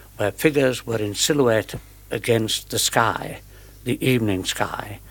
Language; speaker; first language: English; native; English